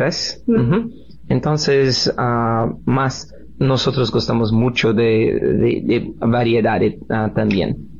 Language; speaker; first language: Spanish; non-native, learner; Portuguese